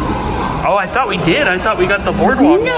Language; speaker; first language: English; native; English